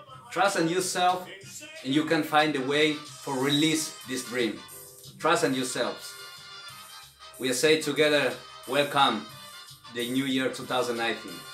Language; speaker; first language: English; non-native, learner; Spanish